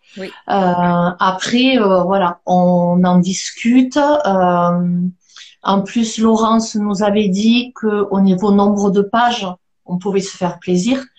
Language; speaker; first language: French; native; French